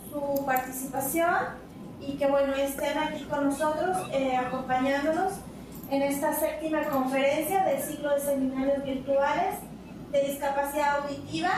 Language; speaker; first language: Spanish; native; Spanish